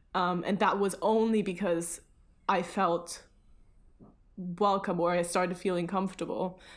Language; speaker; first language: English; early bilingual, other home language; German